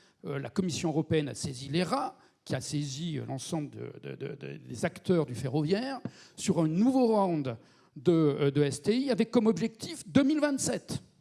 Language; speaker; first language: French; native; French